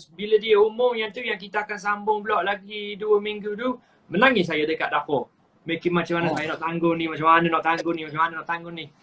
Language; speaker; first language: Malay; non-native, fluent; English